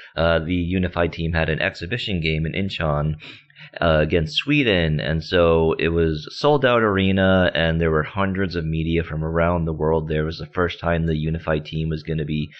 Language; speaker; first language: English; native; English